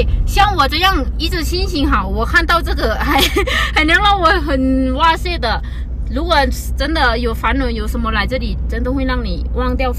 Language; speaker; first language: Chinese; non-native, fluent; Lao